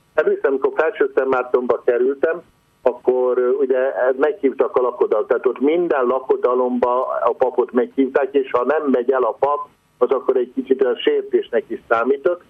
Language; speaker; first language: Hungarian; non-native, local second language; Croatian